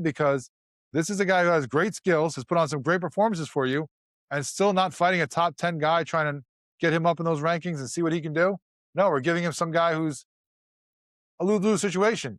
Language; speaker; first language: English; native; English